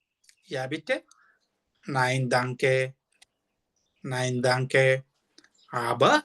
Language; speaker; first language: German; non-native, fluent; Telugu